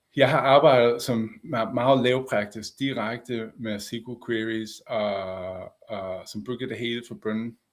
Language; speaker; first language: Danish; non-native, fluent; English